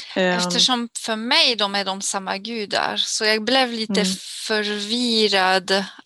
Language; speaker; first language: Swedish; non-native, fluent; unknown